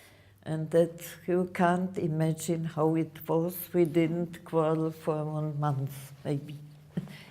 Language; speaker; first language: English; non-native, fluent; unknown